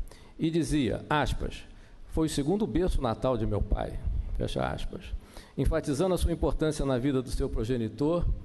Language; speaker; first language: Portuguese; native; Portuguese